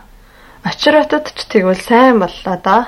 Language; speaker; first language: Mongolian; native; Mongolian